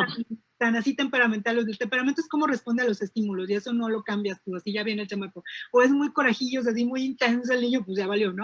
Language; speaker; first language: Spanish; native; Spanish